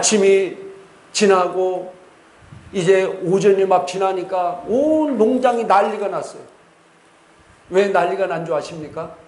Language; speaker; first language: Korean; native; Korean